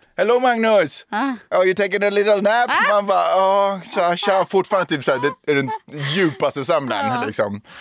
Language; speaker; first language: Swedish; native; Swedish